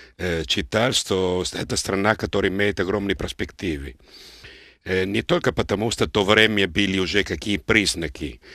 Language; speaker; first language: Russian; non-native, fluent; Italian